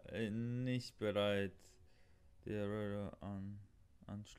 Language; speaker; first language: German; non-native, learner; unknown